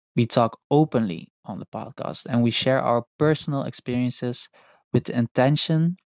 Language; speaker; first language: English; non-native, fluent; Dutch